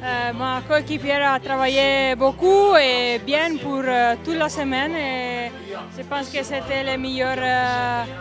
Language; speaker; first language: French; non-native, learner; Italian